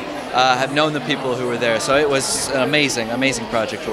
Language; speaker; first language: English; native; English